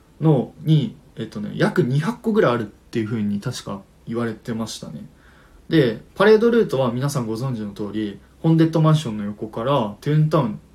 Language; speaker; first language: Japanese; native; Japanese